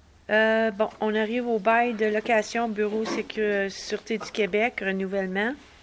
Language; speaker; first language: French; native; French